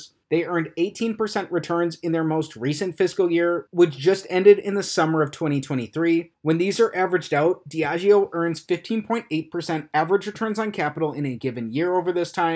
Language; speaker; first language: English; native; English